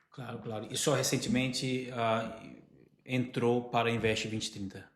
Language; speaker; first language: Portuguese; native; Portuguese